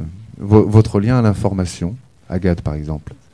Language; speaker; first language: French; native; French